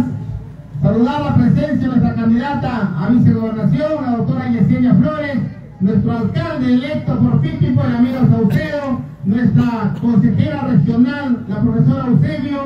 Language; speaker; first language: Spanish; native; Spanish